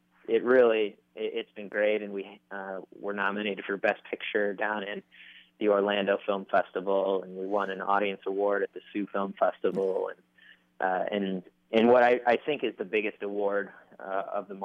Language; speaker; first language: English; native; English